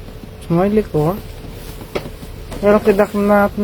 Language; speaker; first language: Dutch; non-native, learner; Filipino